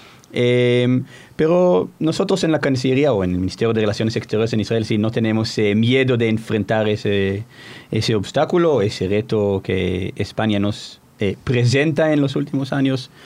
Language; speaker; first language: Spanish; non-native, fluent; Hebrew